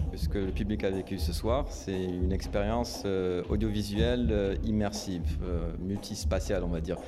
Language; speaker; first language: French; non-native, local second language; Arabic